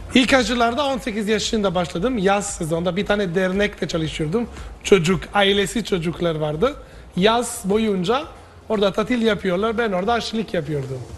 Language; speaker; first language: Turkish; non-native, fluent; Italian